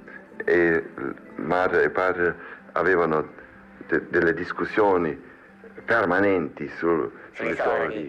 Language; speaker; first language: Italian; non-native, fluent; French